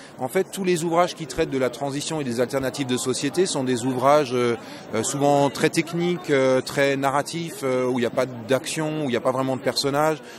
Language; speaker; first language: French; native; French